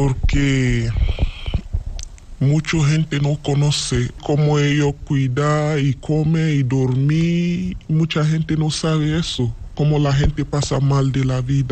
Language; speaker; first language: Spanish; non-native, learner; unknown